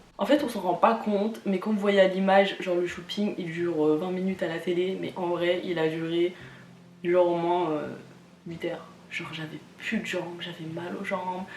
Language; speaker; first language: French; early bilingual, other home language; Vietnamese